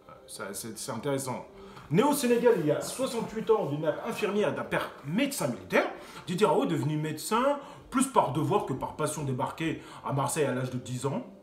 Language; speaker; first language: French; native; French